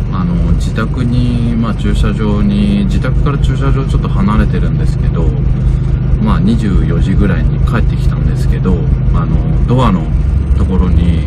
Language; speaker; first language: Japanese; native; Japanese